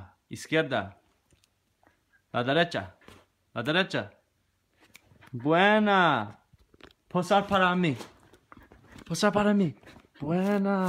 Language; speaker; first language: Spanish; non-native, learner; English